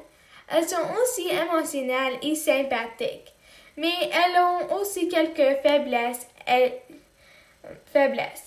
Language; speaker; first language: French; non-native, learner; English